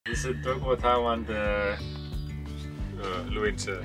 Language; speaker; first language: Chinese; non-native, learner; German